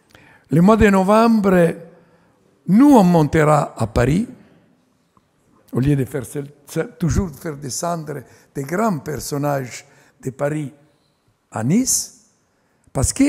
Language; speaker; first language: French; non-native, fluent; Italian